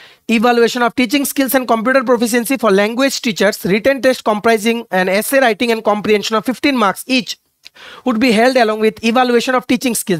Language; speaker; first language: English; non-native, local second language; Bangla